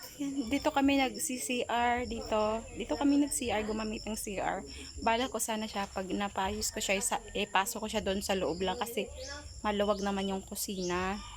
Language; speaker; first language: Filipino; non-native, local second language; Cebuano